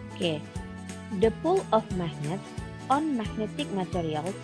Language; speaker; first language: English; non-native, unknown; Indonesian